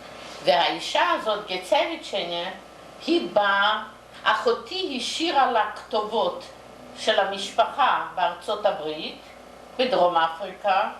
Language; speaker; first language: Hebrew; non-native, fluent; Yiddish